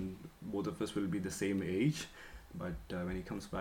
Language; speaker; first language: English; non-native, local second language; Marathi